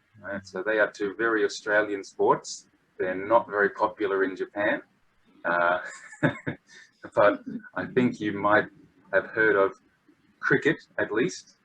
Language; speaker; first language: English; non-native, fluent; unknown